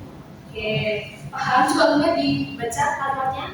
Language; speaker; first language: Indonesian; native; Indonesian